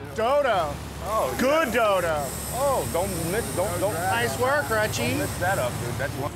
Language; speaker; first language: English; native; English